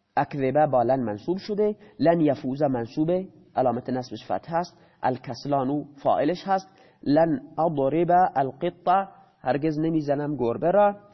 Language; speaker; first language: Persian; non-native, local second language; Baluchi